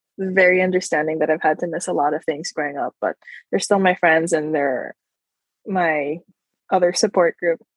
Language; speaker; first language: English; non-native, local second language; Filipino